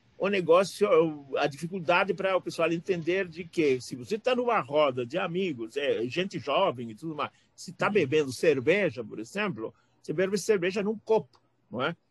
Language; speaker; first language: Portuguese; non-native, fluent; Spanish